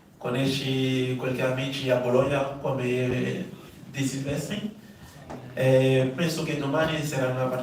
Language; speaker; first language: Italian; non-native, learner; French